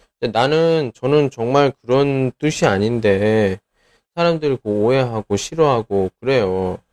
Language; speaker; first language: Korean; native; Korean